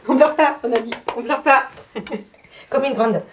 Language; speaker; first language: French; native; French